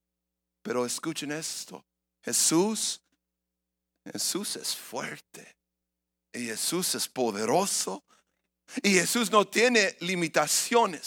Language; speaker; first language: Spanish; early bilingual, heritage; English